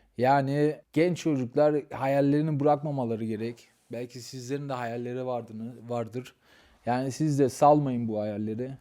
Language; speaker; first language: Turkish; early bilingual, heritage; Turkish